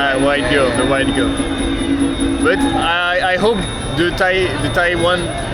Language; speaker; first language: English; non-native, learner; French